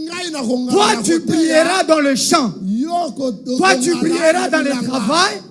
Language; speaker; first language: French; non-native, local second language; Lingala